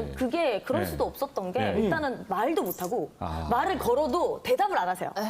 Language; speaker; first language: Korean; native; Korean